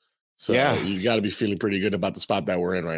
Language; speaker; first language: English; native; English